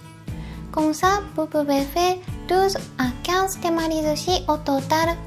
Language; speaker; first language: French; non-native, fluent; Japanese